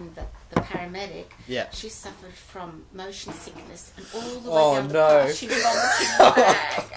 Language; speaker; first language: English; early bilingual, other home language; German